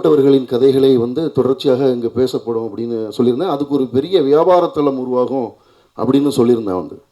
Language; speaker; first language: Tamil; native; Tamil